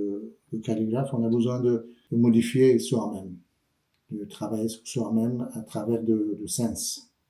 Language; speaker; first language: French; non-native, fluent; Persian